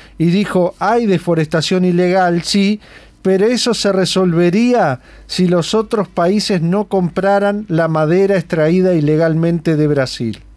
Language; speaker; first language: Spanish; native; Spanish